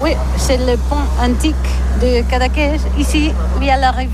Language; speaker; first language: French; non-native, learner; Catalan